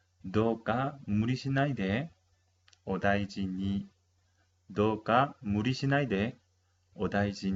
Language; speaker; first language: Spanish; non-native, fluent; Japanese